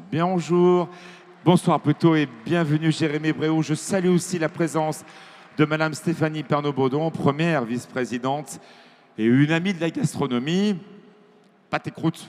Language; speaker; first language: French; native; French